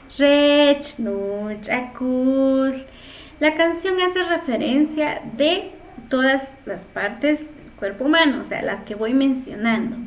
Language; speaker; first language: Spanish; non-native, local second language; Kʼicheʼ